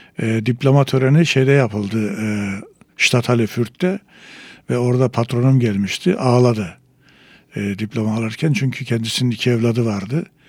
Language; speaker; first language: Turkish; native; Turkish